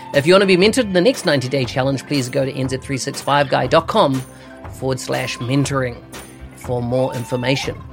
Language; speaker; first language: English; native; English